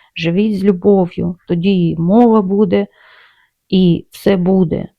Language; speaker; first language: Ukrainian; non-native, local second language; Russian